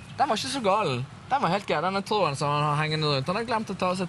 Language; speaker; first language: Norwegian; native; Norwegian